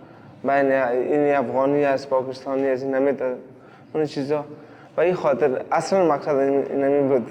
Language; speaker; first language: Persian; non-native, learner; Pashto